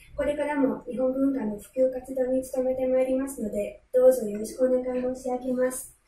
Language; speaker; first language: Japanese; non-native, learner; Armenian